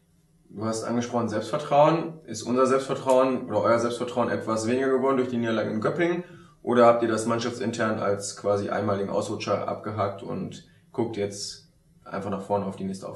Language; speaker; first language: German; native; German